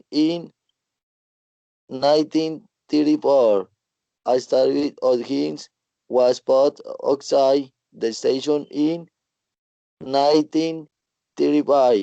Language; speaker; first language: English; non-native, learner; Spanish